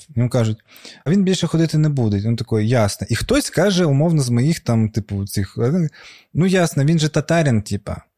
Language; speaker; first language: Ukrainian; non-native, local second language; Russian